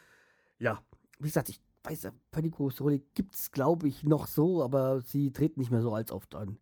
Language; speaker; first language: German; native; German